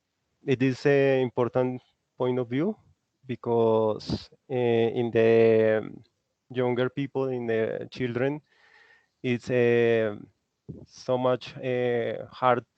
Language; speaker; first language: English; non-native, learner; Spanish